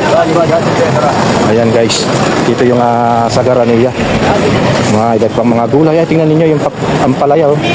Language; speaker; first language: Filipino; non-native, local second language; Pampanga